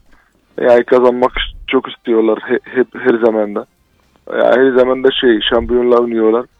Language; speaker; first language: Turkish; non-native, fluent; Arabic